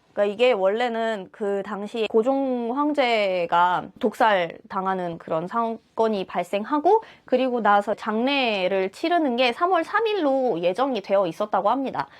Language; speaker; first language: Korean; non-native, fluent; Russian